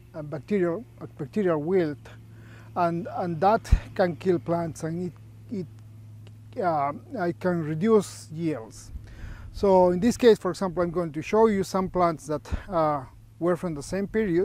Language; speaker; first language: English; non-native, fluent; Spanish